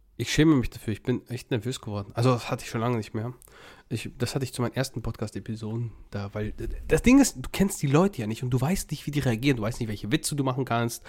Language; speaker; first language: German; early bilingual, other home language; Russian